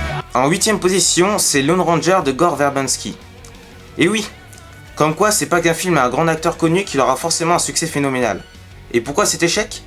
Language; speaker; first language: French; native; French